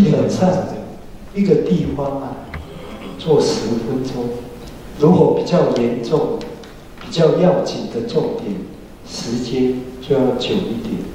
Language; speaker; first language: Chinese; native; Chinese